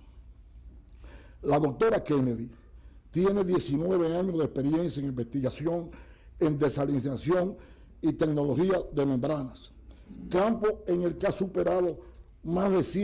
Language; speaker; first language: Spanish; native; Spanish